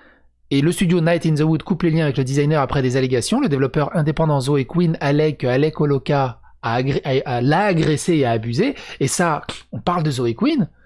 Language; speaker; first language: French; native; French